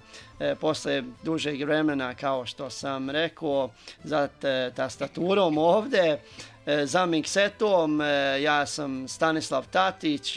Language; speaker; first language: Serbian; native; Serbian